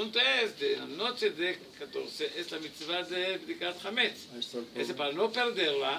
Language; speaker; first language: Spanish; non-native, learner; Hebrew